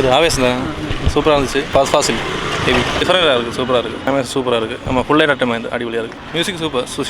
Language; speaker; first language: Tamil; non-native, learner; Malayalam